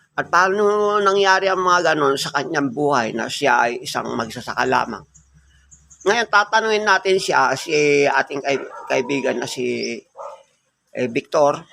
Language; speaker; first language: Filipino; native; Filipino